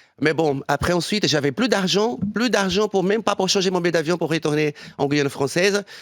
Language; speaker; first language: French; non-native, fluent; Portuguese